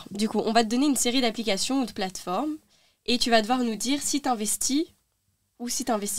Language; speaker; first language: French; native; French